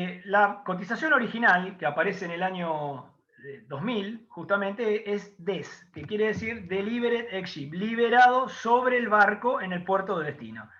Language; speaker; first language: Spanish; native; Spanish